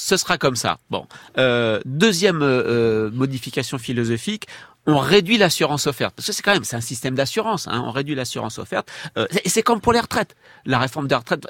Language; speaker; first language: French; native; French